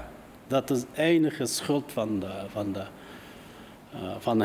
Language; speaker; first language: Dutch; non-native, learner; Uyghur